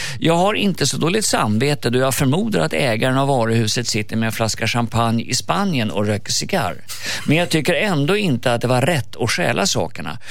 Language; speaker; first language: Swedish; native; Swedish